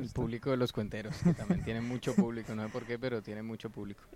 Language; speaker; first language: Spanish; native; Spanish